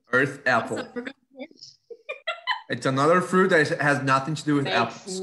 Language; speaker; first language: English; non-native, fluent; Portuguese